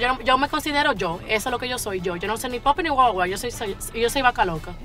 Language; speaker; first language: Spanish; native; Spanish